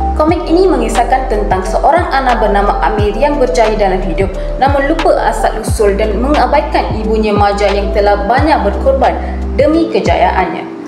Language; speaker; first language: Malay; non-native, local second language; Tamil